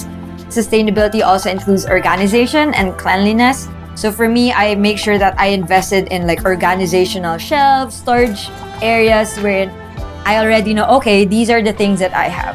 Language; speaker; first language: English; non-native, local second language; Filipino